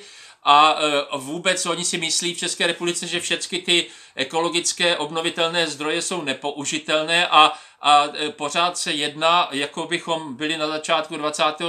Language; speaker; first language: Czech; native; Czech